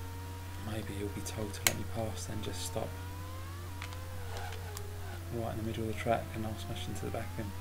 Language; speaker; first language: English; native; English